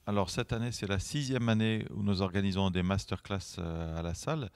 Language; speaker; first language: French; native; French